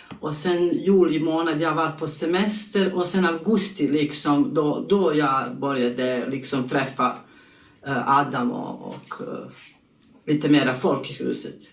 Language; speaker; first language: Swedish; non-native, learner; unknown